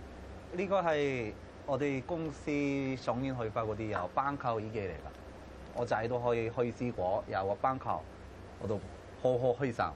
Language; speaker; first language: Cantonese; non-native, fluent; Korean